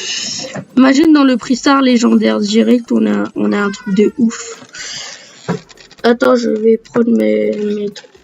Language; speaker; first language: French; native; French